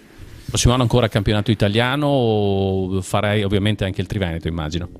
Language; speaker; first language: Italian; native; Italian